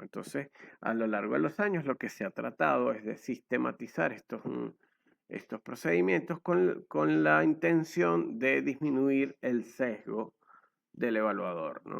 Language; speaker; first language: Spanish; native; Spanish